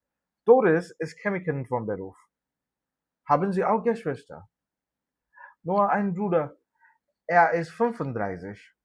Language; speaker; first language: German; non-native, fluent; Malayalam